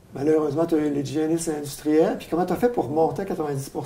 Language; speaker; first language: French; native; French